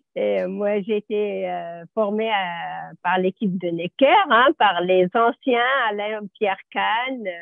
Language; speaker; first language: French; native; French